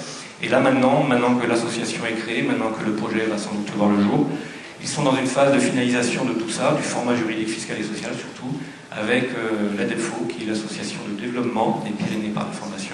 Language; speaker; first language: French; native; French